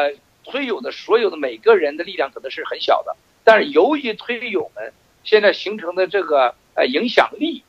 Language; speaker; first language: Chinese; native; Chinese